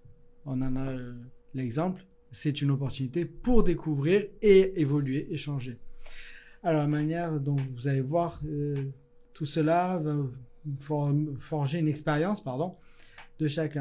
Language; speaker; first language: French; native; French